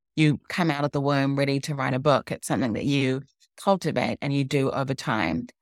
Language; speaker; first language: English; native; English